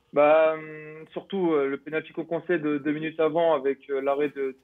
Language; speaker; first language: French; native; French